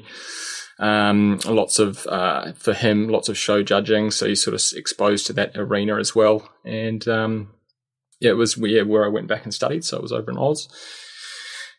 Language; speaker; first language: English; native; English